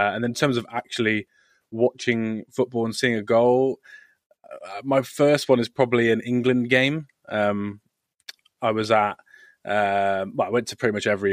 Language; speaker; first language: English; native; English